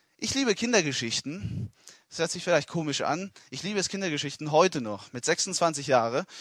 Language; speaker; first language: German; non-native, fluent; Italian